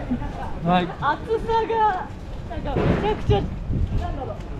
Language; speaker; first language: Japanese; native; Japanese